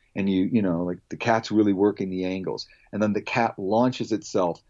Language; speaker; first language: English; native; English